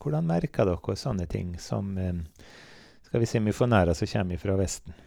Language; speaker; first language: Norwegian; native; Norwegian